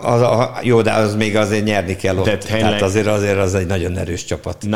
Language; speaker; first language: Hungarian; native; Hungarian